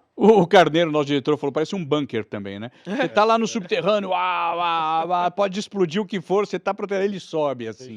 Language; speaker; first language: Portuguese; native; Portuguese